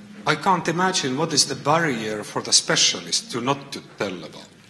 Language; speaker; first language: English; non-native, learner; Estonian